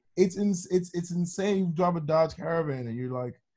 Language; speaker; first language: English; native; English